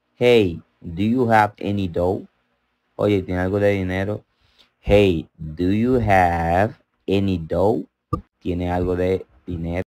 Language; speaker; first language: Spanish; native; Spanish